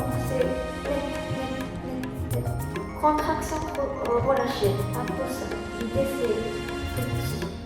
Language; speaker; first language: French; non-native, learner; Japanese